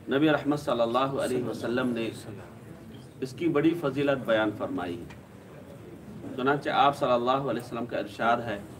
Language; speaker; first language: Urdu; native; Urdu